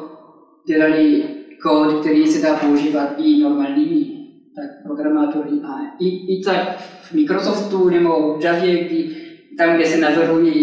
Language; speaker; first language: Czech; non-native, fluent; French